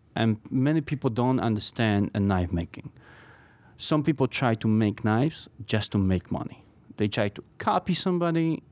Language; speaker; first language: English; non-native, fluent; Polish